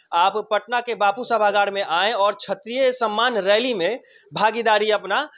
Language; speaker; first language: Hindi; native; Hindi